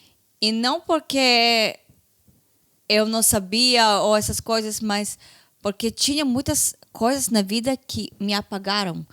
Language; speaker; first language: Portuguese; non-native, fluent; Hebrew